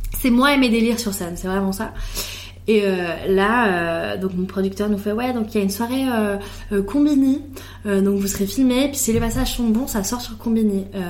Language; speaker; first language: French; native; French